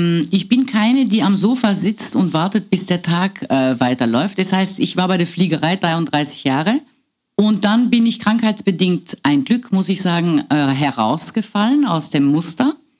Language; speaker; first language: German; non-native, fluent; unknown